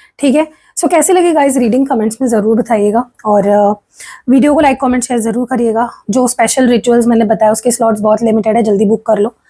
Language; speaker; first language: Hindi; non-native, local second language; Marathi